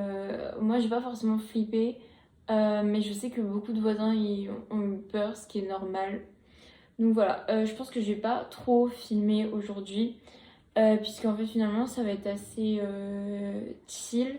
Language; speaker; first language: French; native; French